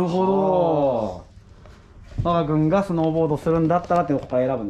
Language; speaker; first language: Japanese; native; Japanese